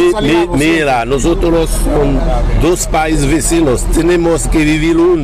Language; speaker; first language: Spanish; non-native, local second language; Haitian Creole